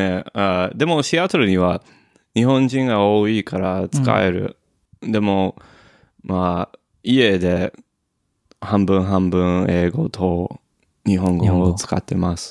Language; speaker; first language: Japanese; non-native, learner; English